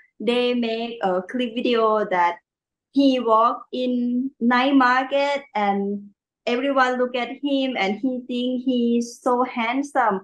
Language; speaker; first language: English; non-native, learner; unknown